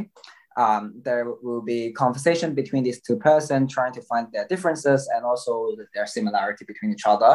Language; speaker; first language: English; non-native, local second language; Cantonese